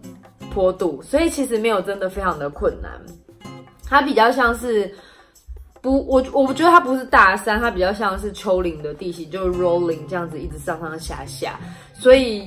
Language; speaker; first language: Chinese; native; Chinese